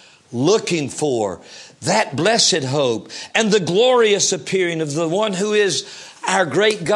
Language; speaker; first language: English; native; English